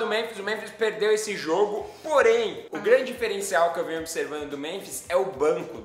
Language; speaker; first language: Portuguese; native; Portuguese